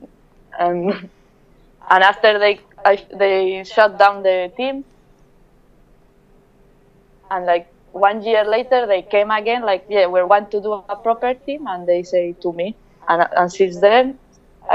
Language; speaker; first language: English; non-native, fluent; Spanish